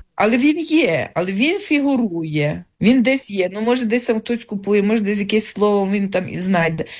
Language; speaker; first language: Ukrainian; native; Ukrainian